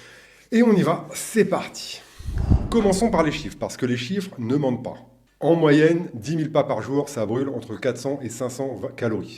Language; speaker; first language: French; native; French